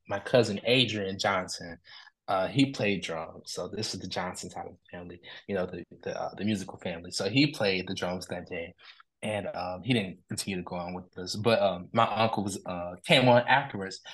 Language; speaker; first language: English; native; English